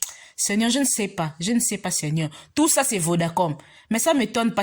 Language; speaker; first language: French; non-native, local second language; Lingala